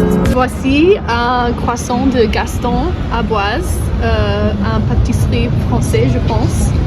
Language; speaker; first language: French; non-native, learner; English